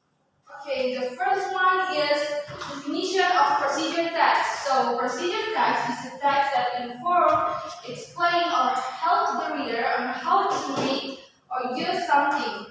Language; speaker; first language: English; non-native, fluent; Indonesian